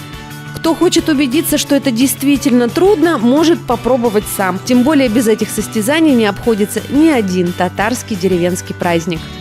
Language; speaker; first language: Russian; native; Russian